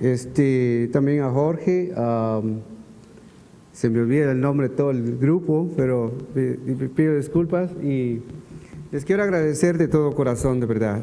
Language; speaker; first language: Spanish; non-native, local second language; Kʼicheʼ